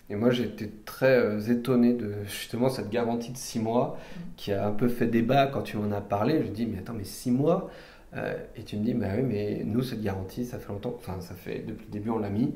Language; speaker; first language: French; native; French